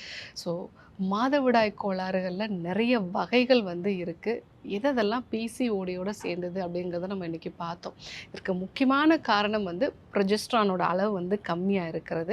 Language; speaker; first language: Tamil; native; Tamil